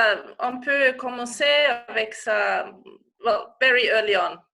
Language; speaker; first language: French; non-native, learner; German